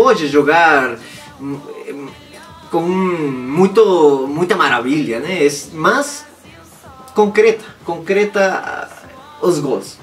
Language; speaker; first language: Portuguese; non-native, fluent; Spanish